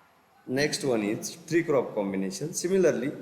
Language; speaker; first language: English; non-native, local second language; Marathi